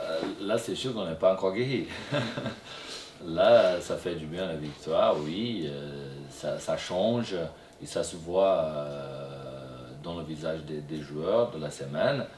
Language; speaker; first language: French; non-native, fluent; Portuguese